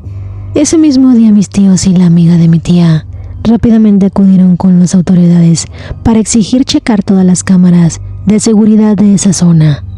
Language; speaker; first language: Spanish; native; Spanish